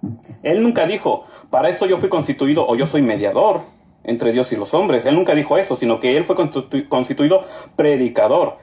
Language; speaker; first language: Spanish; native; Spanish